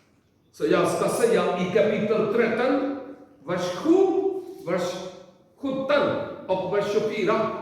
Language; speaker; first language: Swedish; non-native, learner; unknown